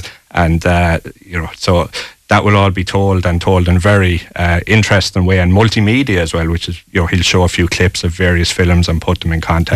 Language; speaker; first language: English; native; English